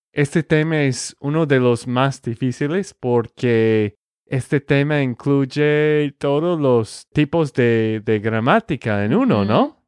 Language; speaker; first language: Spanish; non-native, fluent; English